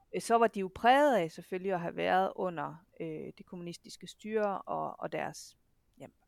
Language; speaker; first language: Danish; native; Danish